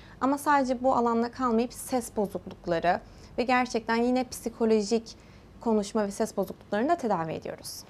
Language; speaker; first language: Turkish; early bilingual, heritage; Turkish